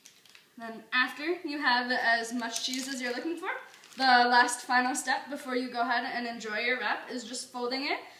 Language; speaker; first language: English; native; English